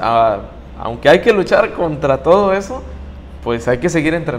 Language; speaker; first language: Spanish; native; Spanish